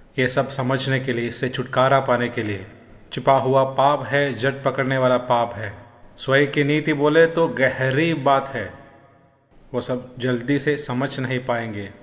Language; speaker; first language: Hindi; non-native, local second language; Malayalam